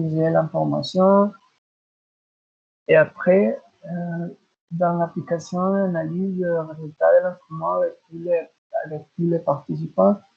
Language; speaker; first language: French; non-native, learner; Spanish